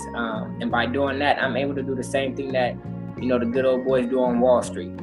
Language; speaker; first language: English; native; English